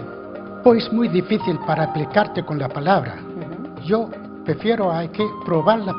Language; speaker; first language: Spanish; non-native, learner; Arabic